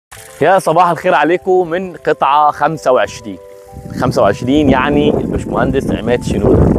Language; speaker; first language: Arabic; native; Arabic